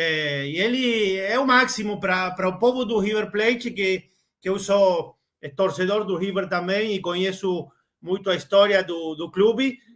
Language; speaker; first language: Portuguese; non-native, learner; Spanish